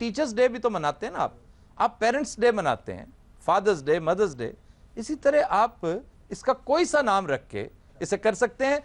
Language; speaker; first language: Urdu; native; Urdu